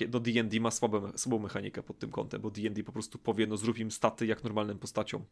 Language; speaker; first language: Polish; native; Polish